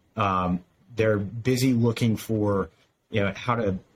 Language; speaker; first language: English; native; English